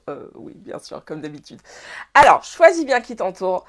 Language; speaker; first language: French; native; French